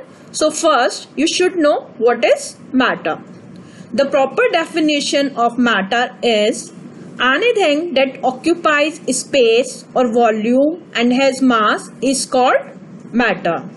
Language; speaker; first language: English; non-native, local second language; Hindi